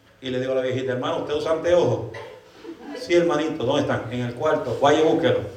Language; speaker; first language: Spanish; early bilingual, heritage; Spanish